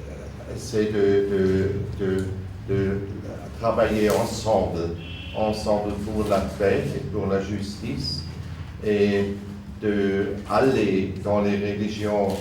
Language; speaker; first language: French; non-native, learner; German